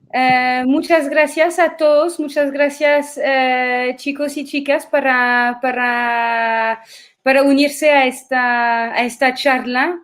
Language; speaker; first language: Spanish; non-native, fluent; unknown